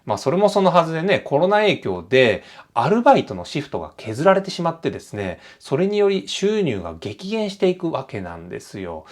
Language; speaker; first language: Japanese; native; Japanese